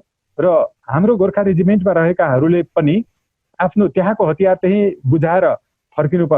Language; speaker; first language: Nepali; native; Nepali